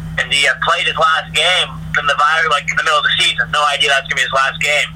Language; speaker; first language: English; native; English